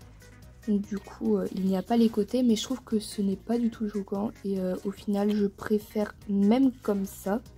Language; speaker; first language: French; native; French